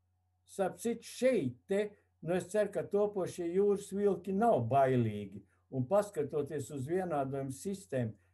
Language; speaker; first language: Latvian; native; Latvian